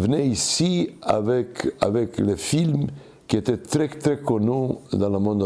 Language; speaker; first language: French; non-native, learner; Serbian